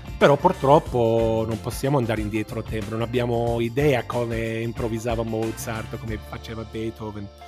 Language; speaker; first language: Italian; early bilingual, heritage; English